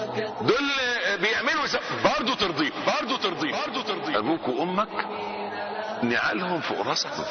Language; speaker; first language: Arabic; native; Arabic